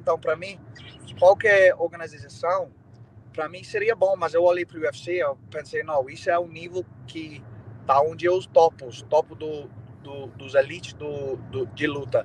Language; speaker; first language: Portuguese; non-native, fluent; English